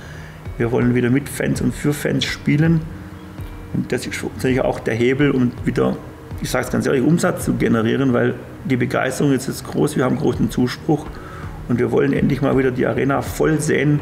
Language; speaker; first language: German; native; German